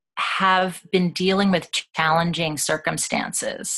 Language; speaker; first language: English; native; English